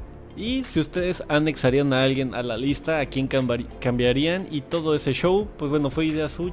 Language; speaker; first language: Spanish; native; Spanish